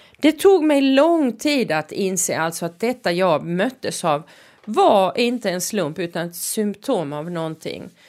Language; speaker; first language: Swedish; non-native, local second language; Finnish